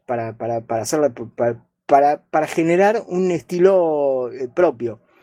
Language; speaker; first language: Spanish; native; Spanish